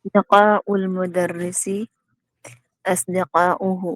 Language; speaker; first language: Arabic; non-native, learner; Filipino